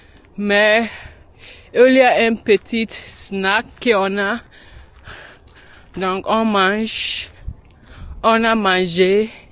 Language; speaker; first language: French; non-native, learner; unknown